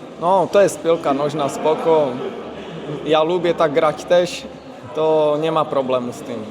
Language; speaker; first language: Polish; non-native, learner; Czech